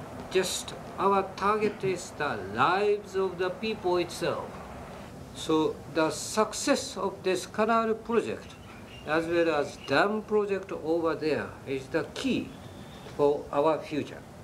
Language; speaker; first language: English; non-native, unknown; Japanese